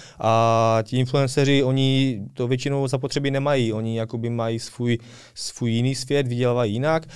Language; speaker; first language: Czech; early bilingual, other home language; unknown